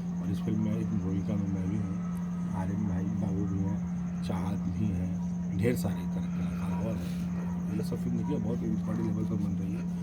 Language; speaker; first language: Hindi; native; Hindi